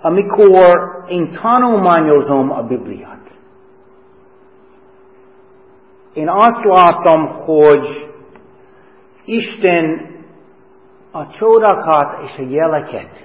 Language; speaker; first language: Hungarian; non-native, fluent; English